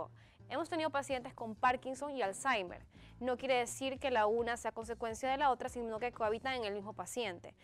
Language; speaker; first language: Spanish; native; Spanish